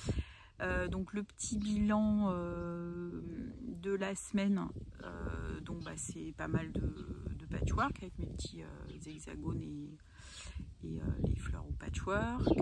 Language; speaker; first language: French; native; French